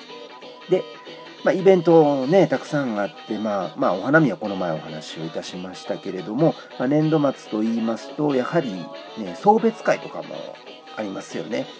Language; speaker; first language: Japanese; native; Japanese